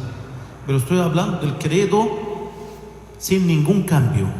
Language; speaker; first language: Spanish; non-native, fluent; Arabic